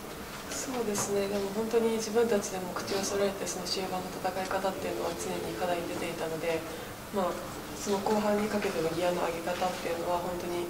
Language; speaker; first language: Japanese; native; Japanese